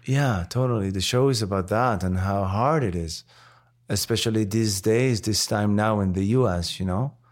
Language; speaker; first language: English; non-native, fluent; French